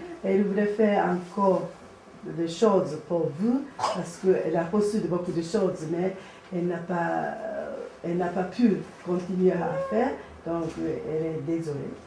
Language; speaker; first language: French; non-native, learner; Japanese